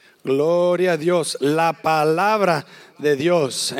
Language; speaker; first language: Spanish; early bilingual, heritage; English